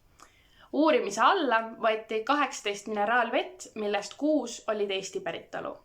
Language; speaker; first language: Estonian; native; Estonian